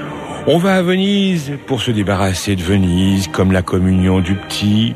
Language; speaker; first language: French; native; French